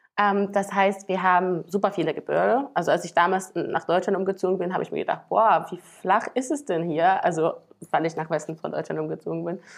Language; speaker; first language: German; non-native, fluent; Slovak